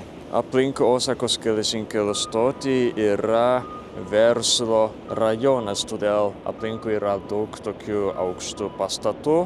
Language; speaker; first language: Lithuanian; non-native, fluent; Japanese